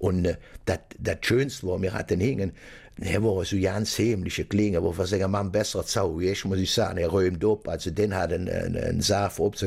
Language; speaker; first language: German; native; German